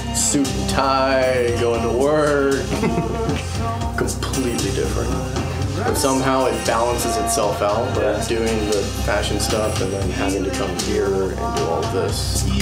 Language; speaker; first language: English; native; English